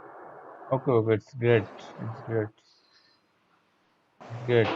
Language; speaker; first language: English; non-native, learner; Bangla